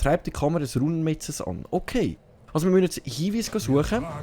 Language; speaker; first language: German; native; German